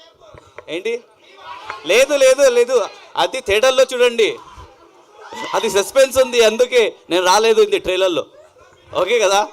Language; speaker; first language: Telugu; non-native, learner; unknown